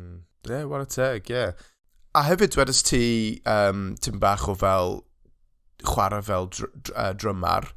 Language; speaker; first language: Welsh; non-native, local second language; English